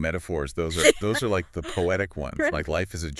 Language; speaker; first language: English; native; English